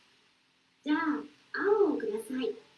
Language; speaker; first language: Japanese; non-native, learner; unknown